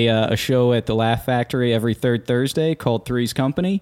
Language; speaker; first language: English; native; English